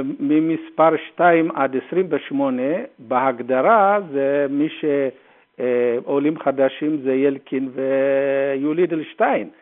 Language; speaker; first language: Hebrew; non-native, fluent; Amharic